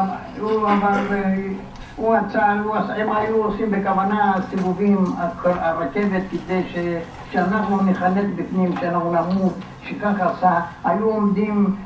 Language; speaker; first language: Hebrew; non-native, fluent; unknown